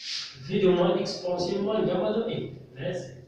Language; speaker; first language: Arabic; native; Arabic